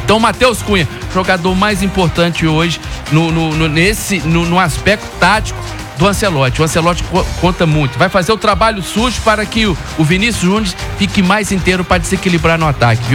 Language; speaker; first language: Portuguese; native; Portuguese